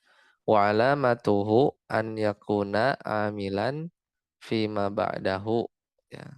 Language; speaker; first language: Arabic; non-native, fluent; Indonesian